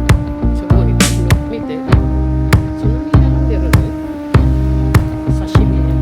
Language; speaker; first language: Japanese; non-native, learner; Filipino